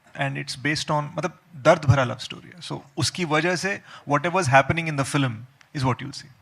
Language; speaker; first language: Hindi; non-native, learner; Telugu